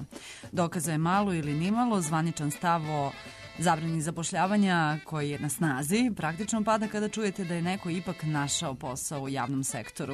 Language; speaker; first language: Serbian; native; Serbian